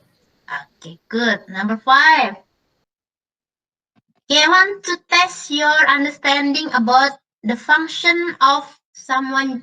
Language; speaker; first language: English; non-native, learner; Indonesian